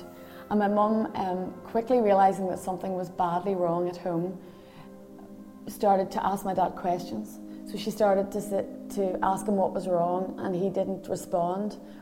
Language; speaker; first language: English; native; English